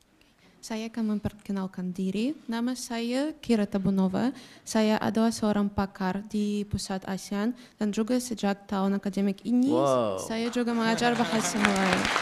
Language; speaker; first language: Indonesian; non-native, fluent; Russian